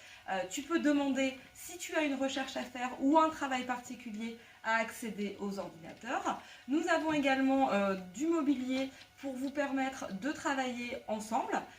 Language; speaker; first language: French; native; French